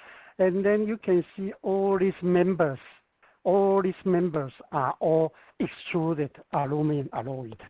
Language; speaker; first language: English; non-native, fluent; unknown